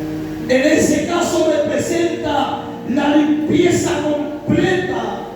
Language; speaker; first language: Spanish; native; Spanish